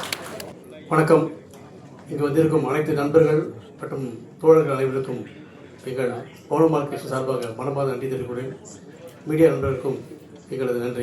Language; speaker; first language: Tamil; native; Tamil